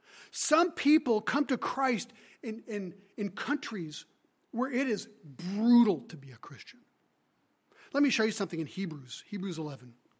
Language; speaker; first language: English; early bilingual, other home language; French